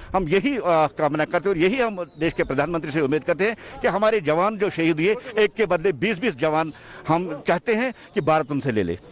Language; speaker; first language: Hindi; non-native, local second language; Kashmiri